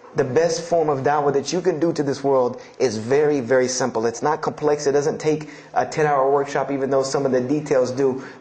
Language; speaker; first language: English; native; English